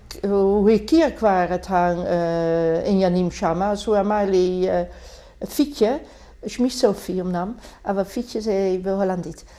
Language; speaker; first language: Hebrew; non-native, fluent; Dutch